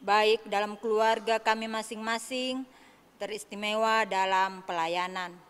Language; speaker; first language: Indonesian; native; Indonesian